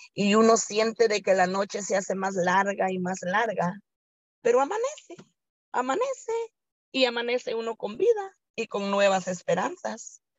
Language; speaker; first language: Spanish; native; Spanish